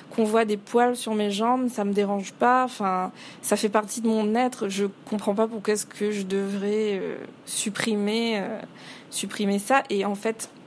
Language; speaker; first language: French; native; French